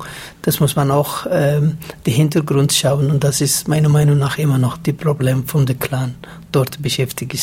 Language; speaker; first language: German; non-native, fluent; Somali